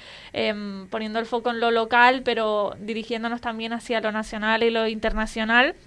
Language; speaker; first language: Spanish; native; Spanish